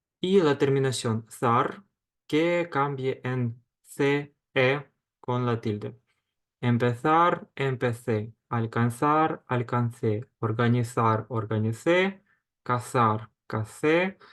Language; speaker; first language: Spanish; non-native, fluent; Ukrainian